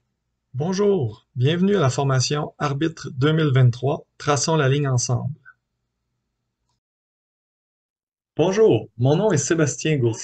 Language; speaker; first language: French; native; French